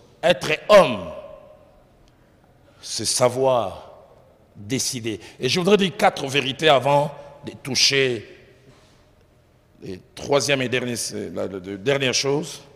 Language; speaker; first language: French; non-native, local second language; Lingala